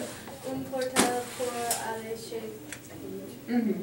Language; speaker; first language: French; non-native, learner; English